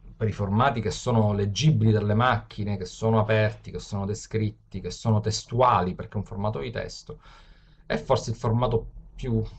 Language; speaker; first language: Italian; native; Italian